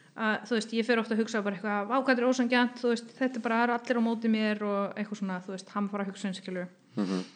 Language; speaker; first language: Icelandic; non-native, fluent; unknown